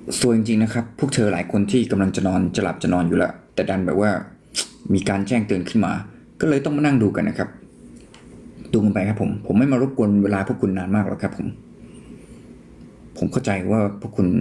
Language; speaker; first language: Thai; native; Thai